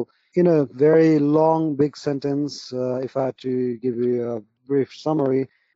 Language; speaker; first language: English; non-native, local second language; Nepali